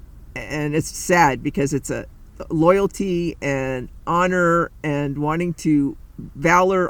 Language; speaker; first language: English; native; English